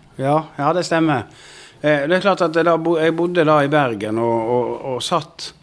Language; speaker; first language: Norwegian; native; Norwegian